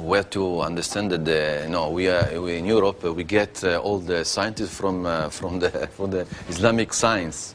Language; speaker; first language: English; non-native, learner; Italian